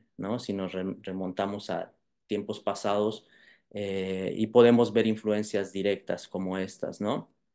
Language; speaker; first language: Spanish; native; Spanish